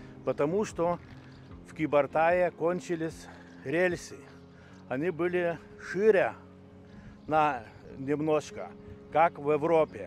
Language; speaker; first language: Russian; non-native, local second language; Lithuanian